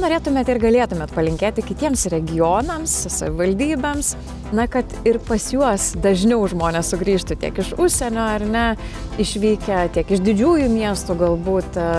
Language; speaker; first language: Lithuanian; native; Lithuanian